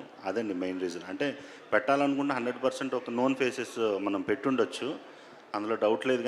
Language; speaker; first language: Telugu; native; Telugu